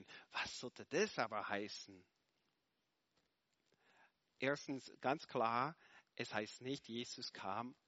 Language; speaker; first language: German; non-native, fluent; English